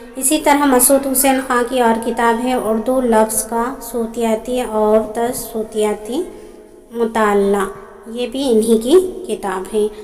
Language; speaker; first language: Urdu; native; Urdu